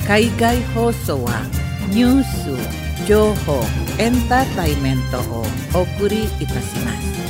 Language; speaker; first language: Japanese; non-native, fluent; Indonesian